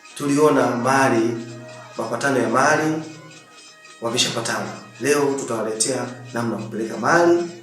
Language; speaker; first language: Swahili; non-native, local second language; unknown